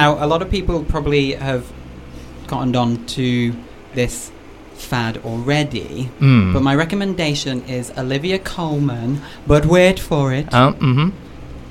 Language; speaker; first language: English; native; English